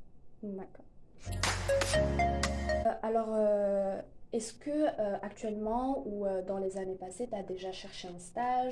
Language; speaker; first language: French; native; French